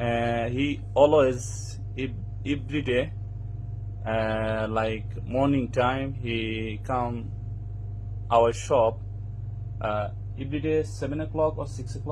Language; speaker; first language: English; non-native, learner; Bangla